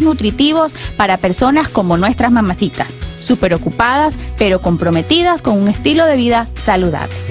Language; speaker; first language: Spanish; native; Spanish